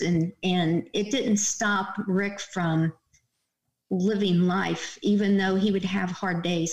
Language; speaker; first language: English; native; English